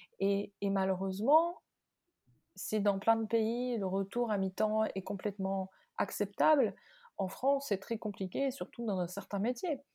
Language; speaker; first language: French; non-native, local second language; Arabic